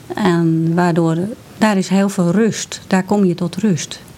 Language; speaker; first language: Dutch; native; Dutch